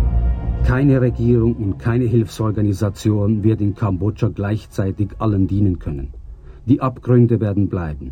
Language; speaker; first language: German; native; German